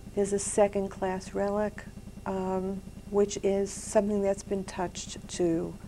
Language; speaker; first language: English; native; English